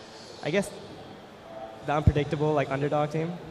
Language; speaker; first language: English; native; English